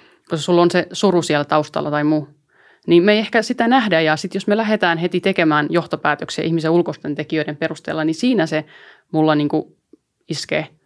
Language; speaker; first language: Finnish; early bilingual, other home language; Albanian